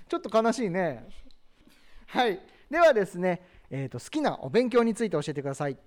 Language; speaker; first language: Japanese; native; Japanese